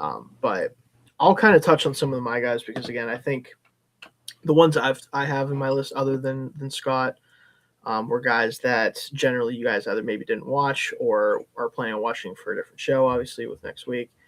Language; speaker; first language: English; native; English